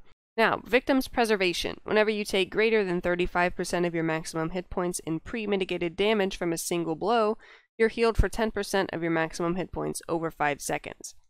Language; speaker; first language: English; native; English